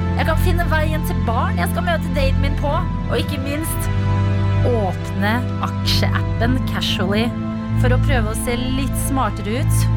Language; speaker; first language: Norwegian; early bilingual, other home language; Albanian